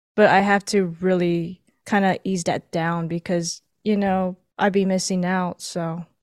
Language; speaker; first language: English; early bilingual, other home language; Filipino